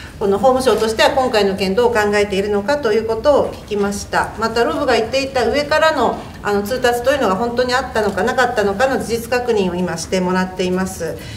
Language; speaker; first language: Japanese; native; Japanese